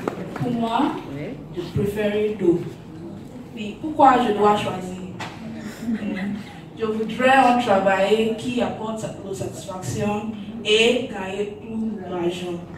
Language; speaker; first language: French; non-native, learner; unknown